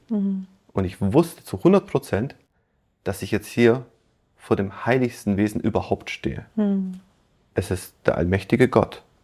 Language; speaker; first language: German; native; German